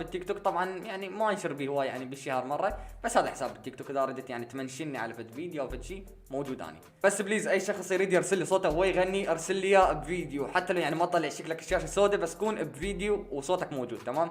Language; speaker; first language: Arabic; native; Arabic